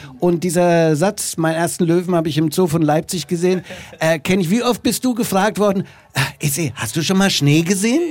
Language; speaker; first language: German; native; German